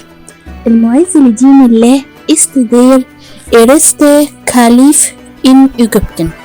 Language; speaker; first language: German; non-native, learner; Arabic